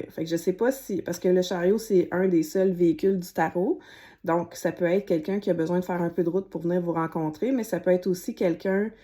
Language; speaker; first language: French; native; French